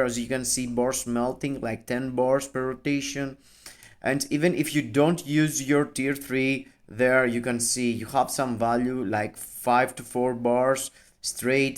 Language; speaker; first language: English; non-native, fluent; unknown